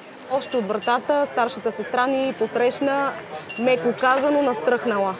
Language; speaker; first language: Bulgarian; native; Bulgarian